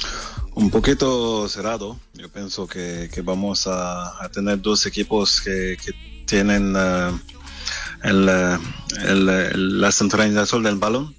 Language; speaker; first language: Spanish; non-native, fluent; French